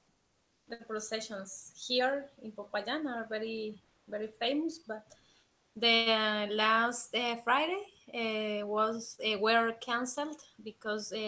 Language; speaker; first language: English; non-native, learner; Spanish